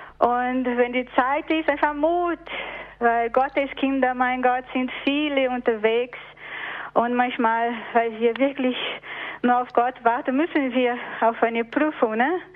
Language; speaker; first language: German; non-native, fluent; Portuguese